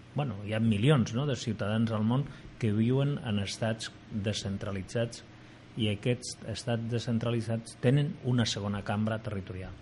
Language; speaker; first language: Catalan; native; Catalan